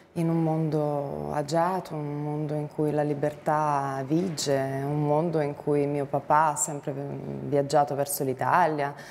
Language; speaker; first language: Italian; non-native, fluent; Ukrainian